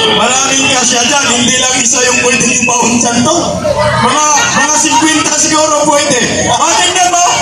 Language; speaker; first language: Filipino; non-native, local second language; Cebuano